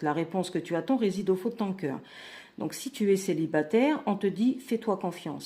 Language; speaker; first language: French; native; French